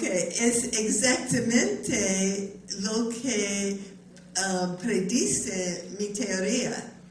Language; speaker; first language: Spanish; non-native, learner; English